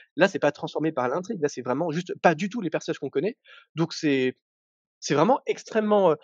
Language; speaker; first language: French; native; French